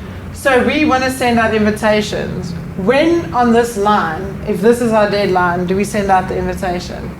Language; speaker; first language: English; native; English